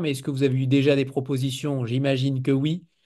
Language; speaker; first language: French; native; French